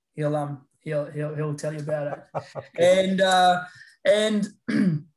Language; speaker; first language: English; native; English